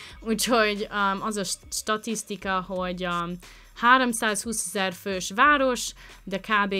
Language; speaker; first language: Hungarian; non-native, fluent; English